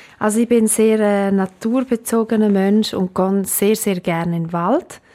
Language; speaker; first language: German; native; German